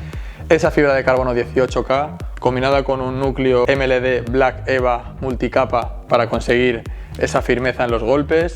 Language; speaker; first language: Spanish; native; Spanish